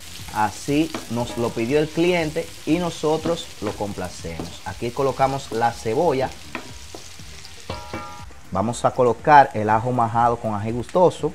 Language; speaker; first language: Spanish; native; Spanish